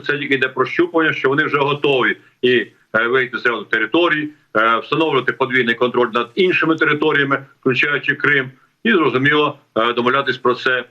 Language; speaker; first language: Ukrainian; native; Ukrainian